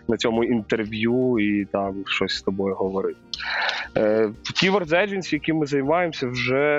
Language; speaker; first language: Ukrainian; native; Ukrainian